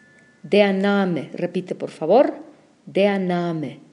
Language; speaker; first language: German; non-native, fluent; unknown